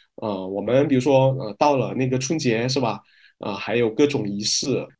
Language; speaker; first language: Chinese; non-native, fluent; Min Nan Chinese